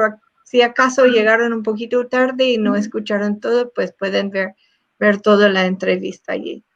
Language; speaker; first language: Spanish; non-native, fluent; English